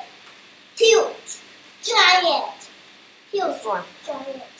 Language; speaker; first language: English; non-native, learner; Chinese